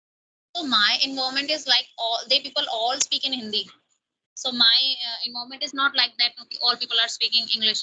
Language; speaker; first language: English; non-native, local second language; Hindi